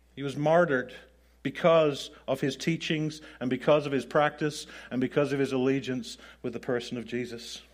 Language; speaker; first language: English; native; English